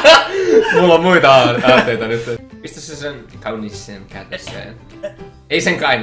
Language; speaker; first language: Finnish; native; Finnish